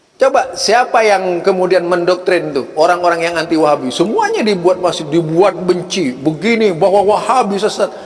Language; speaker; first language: Indonesian; non-native, local second language; Madurese